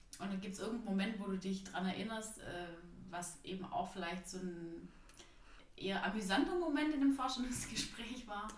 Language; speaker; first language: German; native; German